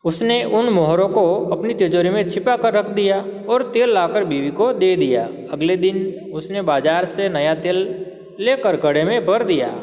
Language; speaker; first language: Hindi; non-native, local second language; Gujarati